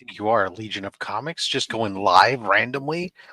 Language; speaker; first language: English; native; English